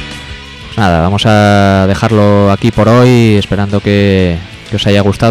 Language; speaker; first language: Spanish; native; Spanish